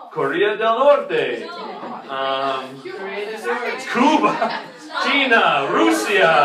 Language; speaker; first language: Spanish; non-native, fluent; English